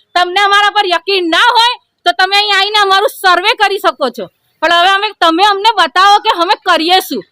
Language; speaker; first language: Gujarati; native; Gujarati